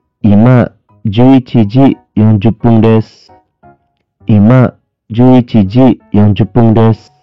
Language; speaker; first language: Japanese; non-native, learner; Indonesian